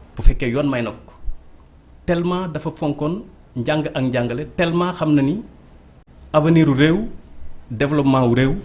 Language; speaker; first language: Wolof; native; Wolof